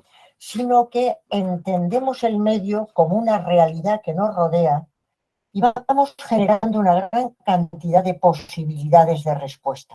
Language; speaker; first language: Spanish; native; Spanish